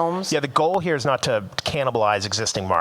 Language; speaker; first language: English; native; English